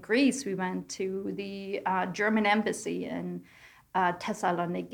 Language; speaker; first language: English; non-native, fluent; German